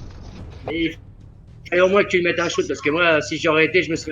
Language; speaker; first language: French; native; French